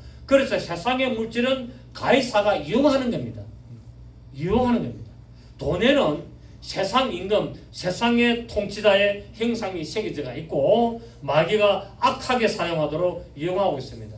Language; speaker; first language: Korean; native; Korean